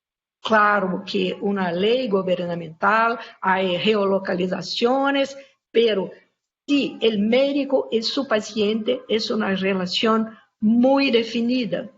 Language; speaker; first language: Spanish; non-native, fluent; Portuguese